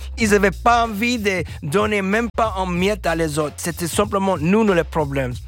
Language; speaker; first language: French; non-native, fluent; English